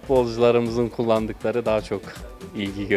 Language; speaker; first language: Turkish; native; Turkish